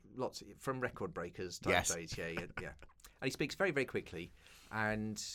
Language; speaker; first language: English; native; English